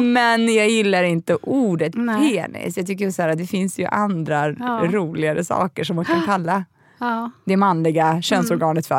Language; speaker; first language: Swedish; native; Swedish